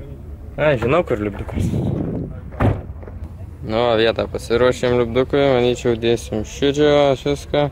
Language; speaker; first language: Lithuanian; native; Lithuanian